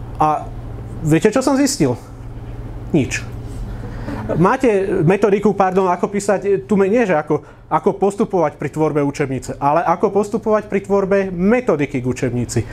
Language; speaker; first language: Slovak; native; Slovak